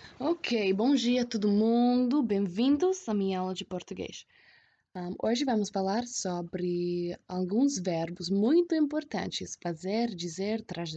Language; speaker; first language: Portuguese; non-native, fluent; English